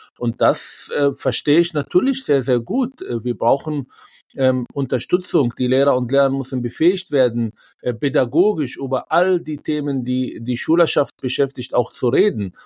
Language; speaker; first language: German; non-native, fluent; Arabic